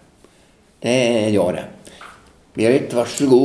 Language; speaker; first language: Swedish; native; Swedish